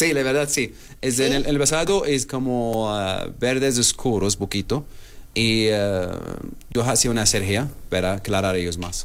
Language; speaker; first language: Spanish; non-native, learner; Arabic